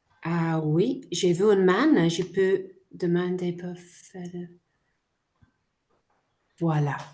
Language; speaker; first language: French; non-native, fluent; English